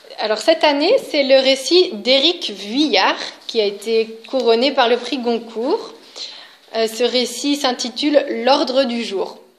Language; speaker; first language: French; native; French